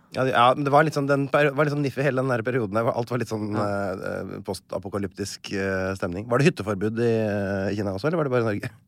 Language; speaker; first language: Norwegian; native; Norwegian